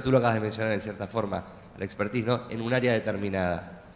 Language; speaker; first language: Spanish; native; Spanish